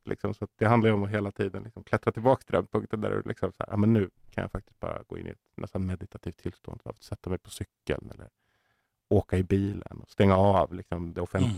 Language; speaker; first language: Swedish; native; Swedish